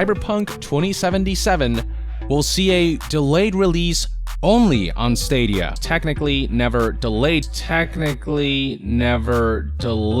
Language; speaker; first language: English; native; English